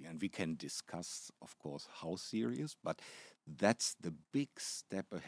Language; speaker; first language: English; non-native, fluent; German